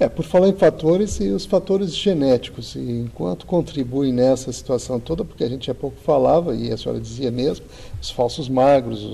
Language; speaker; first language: Portuguese; native; Portuguese